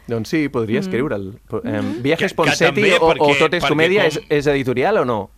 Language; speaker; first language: Catalan; early bilingual, other home language; Spanish